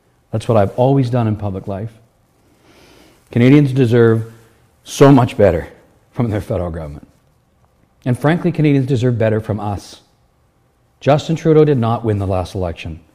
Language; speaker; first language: English; native; English